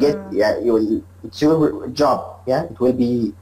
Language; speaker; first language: English; non-native, learner; Arabic